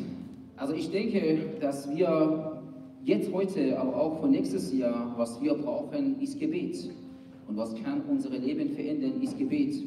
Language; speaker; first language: German; non-native, fluent; Persian